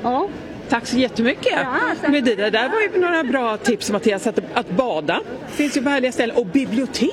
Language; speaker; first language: Swedish; native; Swedish